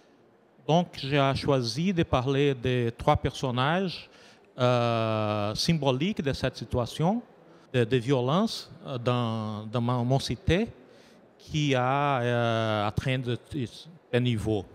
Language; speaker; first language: French; non-native, learner; Portuguese